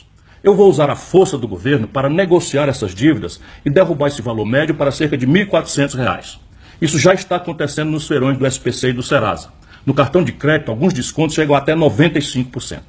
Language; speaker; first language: Portuguese; native; Portuguese